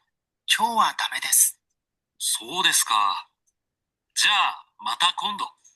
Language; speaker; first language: Japanese; non-native, learner; Sinhala